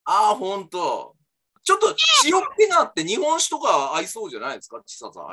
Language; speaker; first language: Japanese; native; Japanese